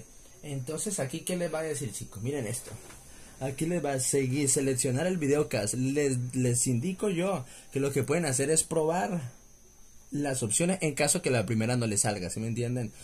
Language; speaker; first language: Spanish; native; Spanish